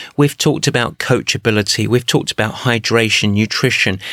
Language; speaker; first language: English; native; English